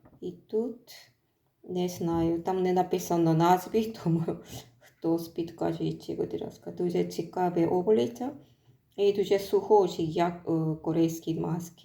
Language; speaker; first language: Ukrainian; non-native, learner; Korean